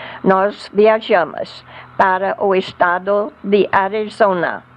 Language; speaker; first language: Portuguese; non-native, fluent; English